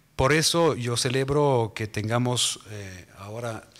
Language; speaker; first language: Spanish; non-native, fluent; French